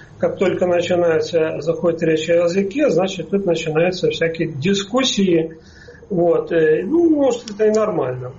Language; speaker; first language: Russian; native; Russian